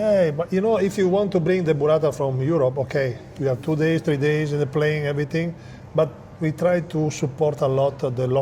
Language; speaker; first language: English; non-native, fluent; Italian